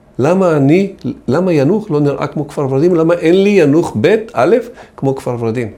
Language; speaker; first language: Hebrew; non-native, local second language; Arabic